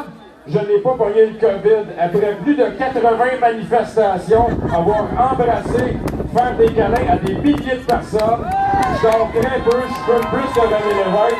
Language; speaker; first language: French; native; French